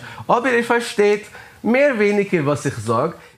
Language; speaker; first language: German; non-native, fluent; English